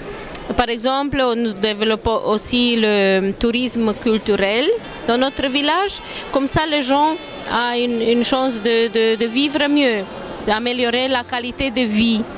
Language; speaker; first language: French; non-native, fluent; Romanian